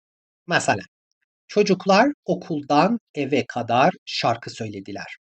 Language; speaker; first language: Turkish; non-native, fluent; Persian